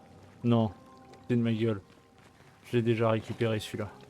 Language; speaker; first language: French; native; French